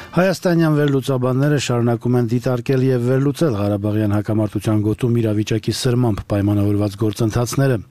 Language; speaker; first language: Armenian; native; Armenian